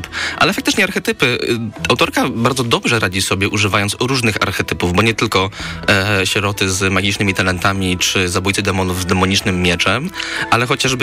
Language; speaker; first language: Polish; native; Polish